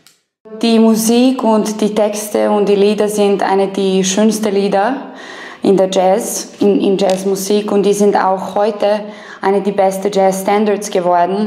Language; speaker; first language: German; non-native, fluent; Serbian